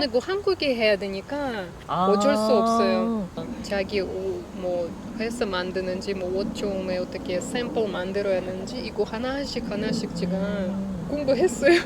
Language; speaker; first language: Korean; non-native, learner; Russian